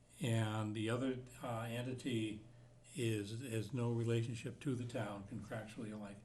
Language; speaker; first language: English; native; English